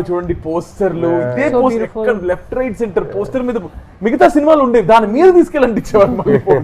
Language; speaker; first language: Telugu; native; Telugu